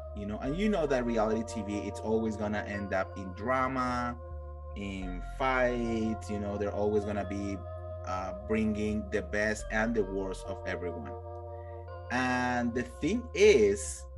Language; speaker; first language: English; non-native, fluent; Spanish